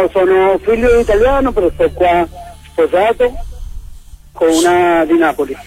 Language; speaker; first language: Italian; early bilingual, heritage; Spanish